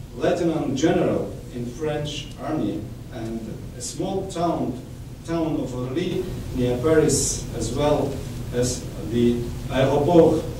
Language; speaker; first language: English; non-native, fluent; Ukrainian